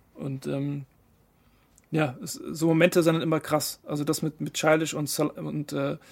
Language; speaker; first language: German; native; German